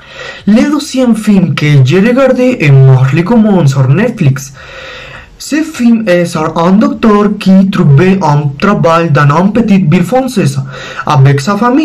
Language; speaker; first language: French; non-native, learner; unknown